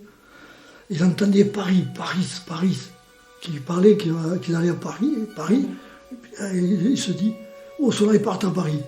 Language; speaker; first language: French; native; French